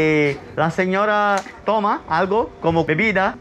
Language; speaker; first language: Spanish; non-native, learner; Portuguese